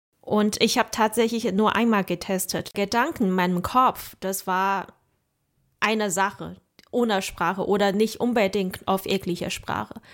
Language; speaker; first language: German; non-native, fluent; Chinese